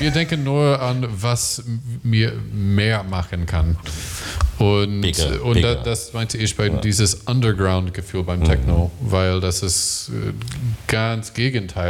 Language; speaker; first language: German; non-native, learner; English